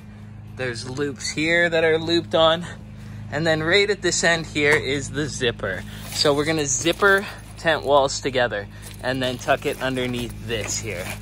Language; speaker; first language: English; native; English